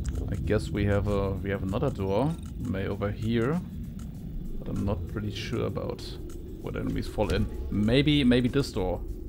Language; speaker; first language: English; non-native, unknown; German